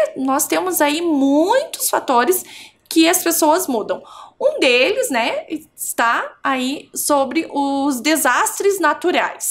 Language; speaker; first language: Portuguese; native; Portuguese